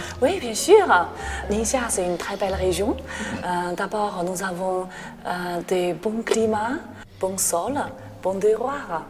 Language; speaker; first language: French; non-native, fluent; Chinese